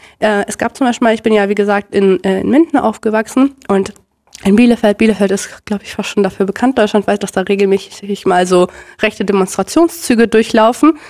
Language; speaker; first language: German; native; German